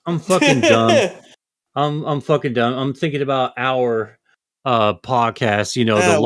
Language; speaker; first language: English; native; English